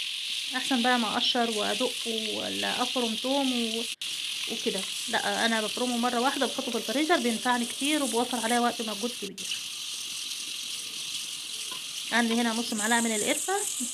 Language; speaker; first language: Arabic; native; Arabic